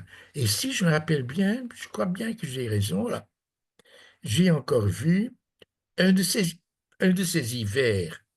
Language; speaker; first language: French; non-native, fluent; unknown